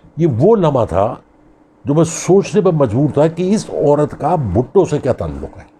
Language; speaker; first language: Urdu; native; Urdu